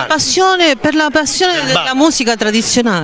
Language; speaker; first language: Italian; native; Italian